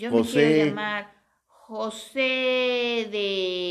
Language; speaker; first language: Spanish; native; Spanish